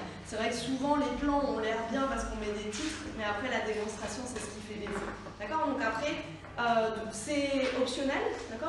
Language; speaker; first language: French; native; French